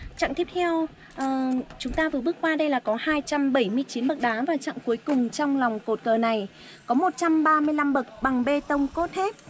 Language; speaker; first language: Vietnamese; non-native, local second language; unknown